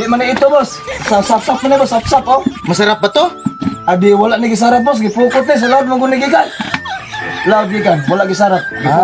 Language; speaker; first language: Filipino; non-native, local second language; Cebuano